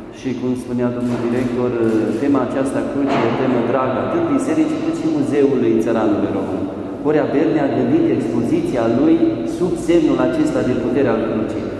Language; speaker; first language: Romanian; native; Romanian